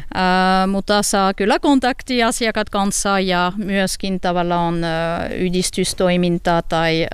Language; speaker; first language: Finnish; non-native, fluent; French